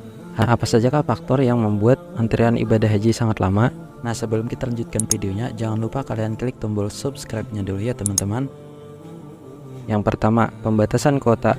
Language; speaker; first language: Indonesian; native; Indonesian